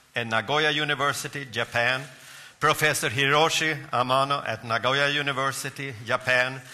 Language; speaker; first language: English; non-native, fluent; Swedish